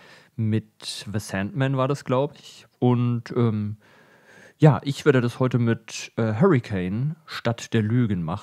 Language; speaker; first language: German; native; German